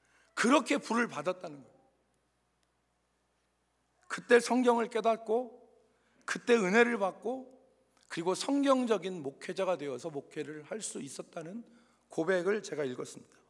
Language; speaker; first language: Korean; native; Korean